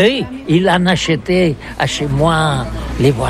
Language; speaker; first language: French; non-native, learner; Catalan